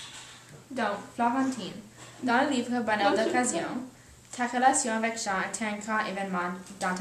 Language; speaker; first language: French; non-native, learner; English